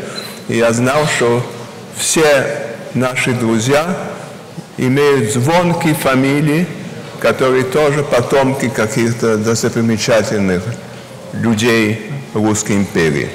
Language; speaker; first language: Russian; early bilingual, heritage; Russian